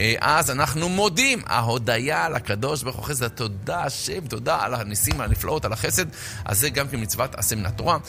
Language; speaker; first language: Hebrew; native; Hebrew